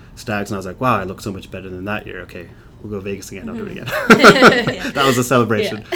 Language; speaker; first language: English; native; English